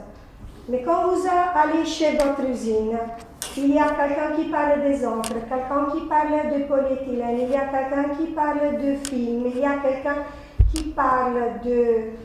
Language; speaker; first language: French; non-native, fluent; Italian